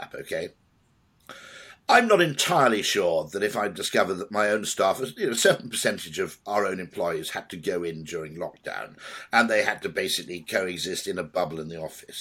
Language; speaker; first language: English; native; English